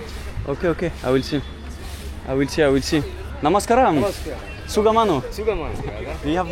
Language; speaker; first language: English; non-native, learner; French